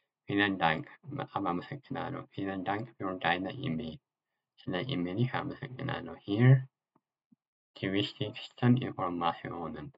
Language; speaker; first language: German; non-native, fluent; Amharic